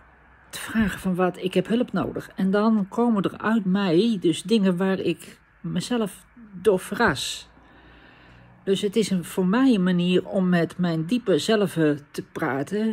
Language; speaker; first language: Dutch; native; Dutch